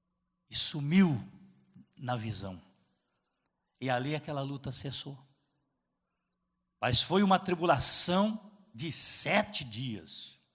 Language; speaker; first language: Portuguese; native; Portuguese